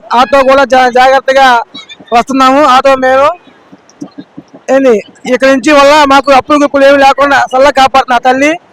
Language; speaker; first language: Telugu; native; Telugu